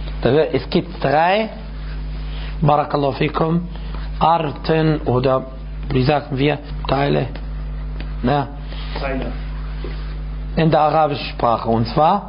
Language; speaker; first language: German; non-native, fluent; Arabic